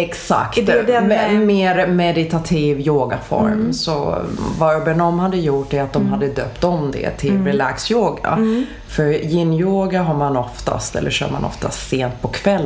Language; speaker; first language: Swedish; early bilingual, other home language; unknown